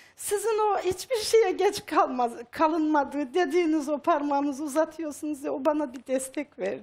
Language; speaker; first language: Turkish; native; Turkish